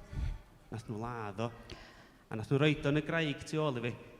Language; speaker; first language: Welsh; native; Welsh